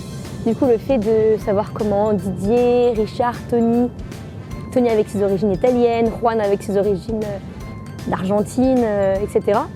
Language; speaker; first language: French; native; French